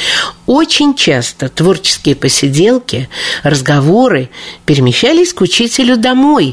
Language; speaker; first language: Russian; native; Russian